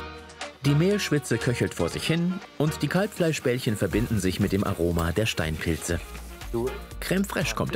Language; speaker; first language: German; native; German